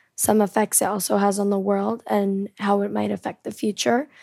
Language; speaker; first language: English; early bilingual, heritage; Korean